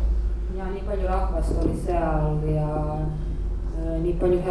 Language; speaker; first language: Estonian; non-native, learner; Croatian